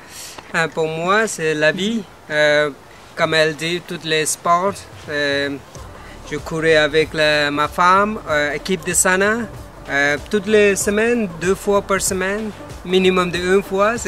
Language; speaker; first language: French; non-native, learner; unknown